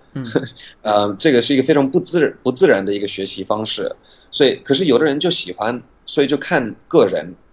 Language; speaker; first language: Chinese; non-native, fluent; English